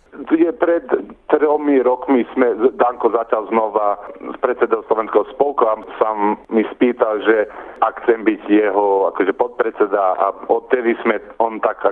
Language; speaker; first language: Slovak; early bilingual, heritage; Slovak